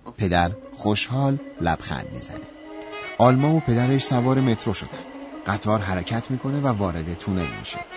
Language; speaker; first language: Persian; native; Persian